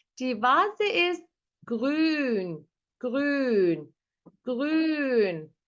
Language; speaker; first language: German; non-native, fluent; Turkish